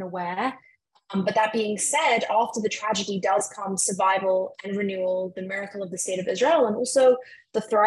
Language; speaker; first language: English; native; English